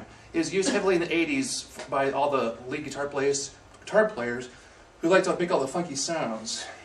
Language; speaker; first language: English; native; English